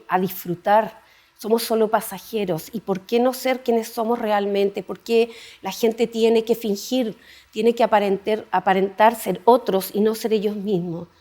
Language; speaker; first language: Spanish; native; Spanish